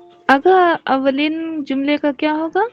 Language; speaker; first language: Urdu; native; Urdu